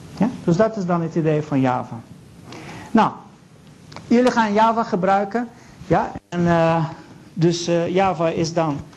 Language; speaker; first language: Dutch; non-native, fluent; Portuguese